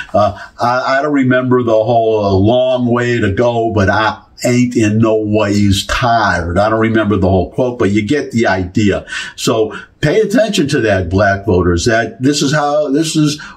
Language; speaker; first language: English; native; English